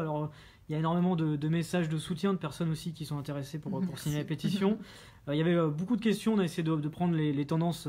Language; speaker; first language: French; native; French